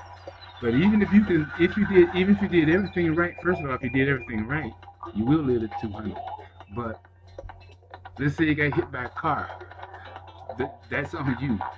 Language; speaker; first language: English; native; English